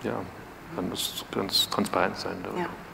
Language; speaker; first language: German; non-native, fluent; French